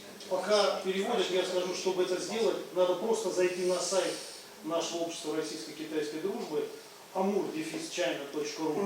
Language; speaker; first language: Russian; native; Russian